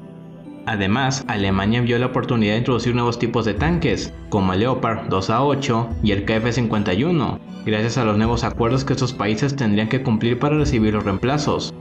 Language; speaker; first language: Spanish; native; Spanish